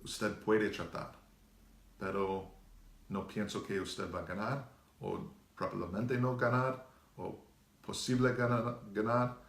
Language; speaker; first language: Spanish; non-native, learner; English